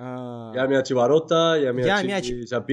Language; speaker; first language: Russian; non-native, fluent; Spanish